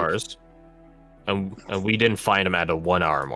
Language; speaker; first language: English; native; English